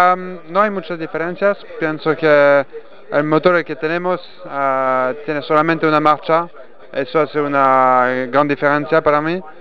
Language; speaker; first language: Spanish; non-native, fluent; French